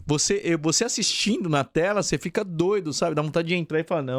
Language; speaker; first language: Portuguese; native; Portuguese